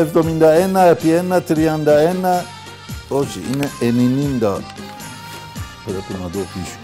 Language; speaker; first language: Greek; non-native, learner; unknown